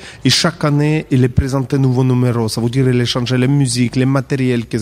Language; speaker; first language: French; non-native, fluent; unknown